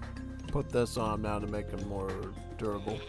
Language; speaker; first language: English; native; English